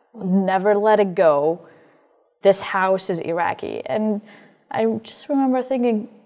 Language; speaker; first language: English; non-native, fluent; Arabic